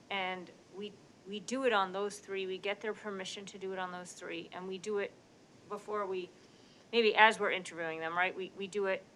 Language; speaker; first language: English; native; English